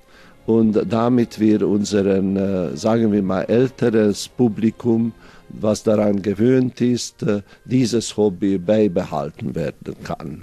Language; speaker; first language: German; non-native, fluent; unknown